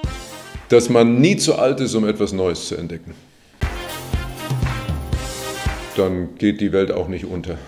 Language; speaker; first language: German; native; German